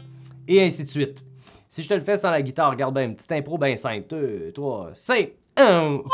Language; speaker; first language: French; native; French